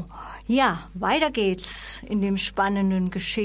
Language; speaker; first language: German; native; German